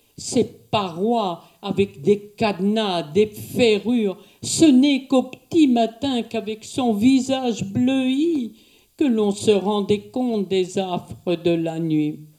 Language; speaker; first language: French; native; French